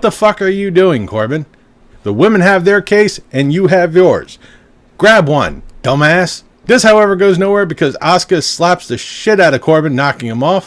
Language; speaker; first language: English; native; English